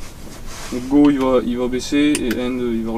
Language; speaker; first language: French; native; French